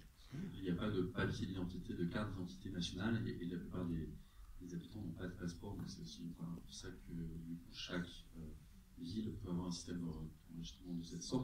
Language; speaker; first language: French; native; French